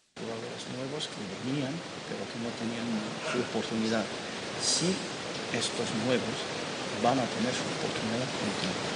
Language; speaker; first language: Spanish; non-native, fluent; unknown